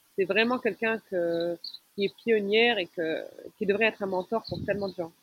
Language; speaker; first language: French; non-native, local second language; Arabic